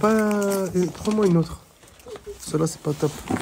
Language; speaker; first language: French; native; French